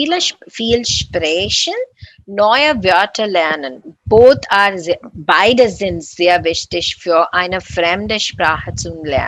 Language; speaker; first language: German; non-native, learner; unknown